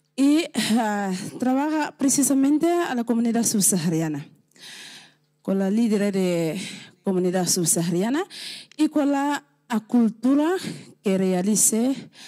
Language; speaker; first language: Spanish; non-native, learner; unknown